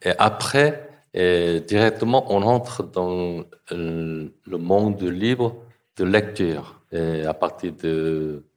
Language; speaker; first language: French; non-native, fluent; Korean